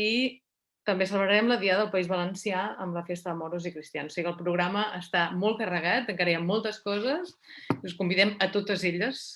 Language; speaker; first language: Catalan; native; Catalan